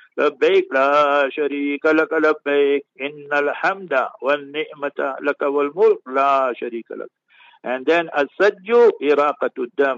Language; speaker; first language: Arabic; non-native, fluent; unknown